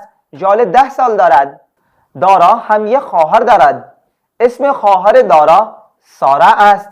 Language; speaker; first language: Persian; non-native, fluent; Urdu